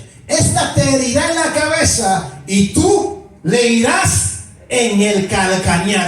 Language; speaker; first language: Spanish; native; Spanish